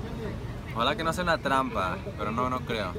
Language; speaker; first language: Spanish; native; Spanish